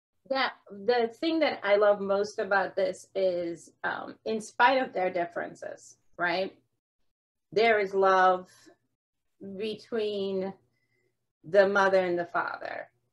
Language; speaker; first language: English; native; English